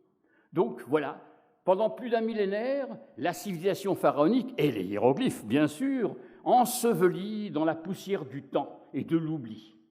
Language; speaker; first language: French; native; French